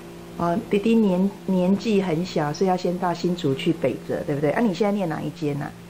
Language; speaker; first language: Chinese; native; Chinese